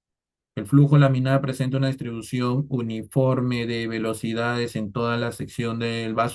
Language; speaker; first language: Spanish; native; Spanish